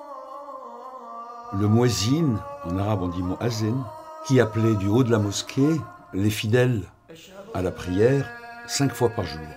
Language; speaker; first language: French; non-native, local second language; Arabic